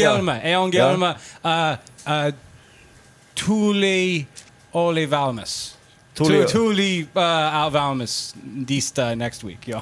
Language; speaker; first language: Finnish; non-native, learner; English